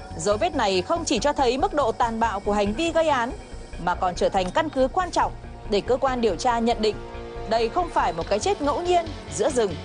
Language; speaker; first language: Vietnamese; native; Vietnamese